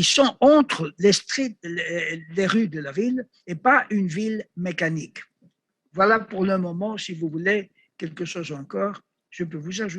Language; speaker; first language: French; non-native, learner; Greek